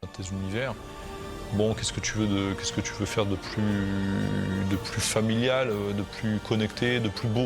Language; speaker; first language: French; native; French